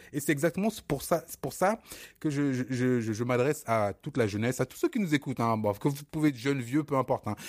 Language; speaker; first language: French; early bilingual, other home language; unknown